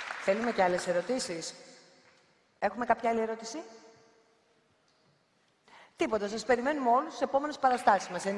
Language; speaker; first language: Greek; native; Greek